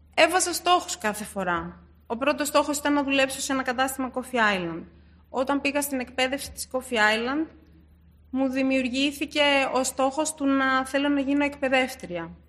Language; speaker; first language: Greek; early bilingual, other home language; Turkish